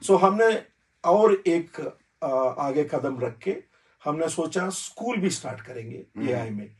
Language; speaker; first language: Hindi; non-native, learner; Telugu